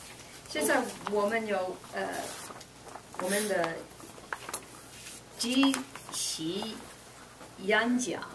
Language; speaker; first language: Chinese; non-native, learner; English